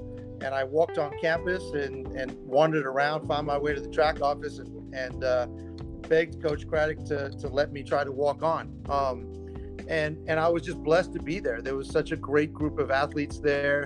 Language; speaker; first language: English; native; English